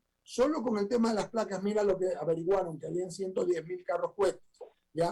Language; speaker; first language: Spanish; native; Spanish